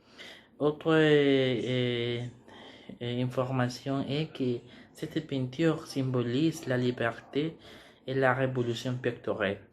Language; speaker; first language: French; non-native, learner; Spanish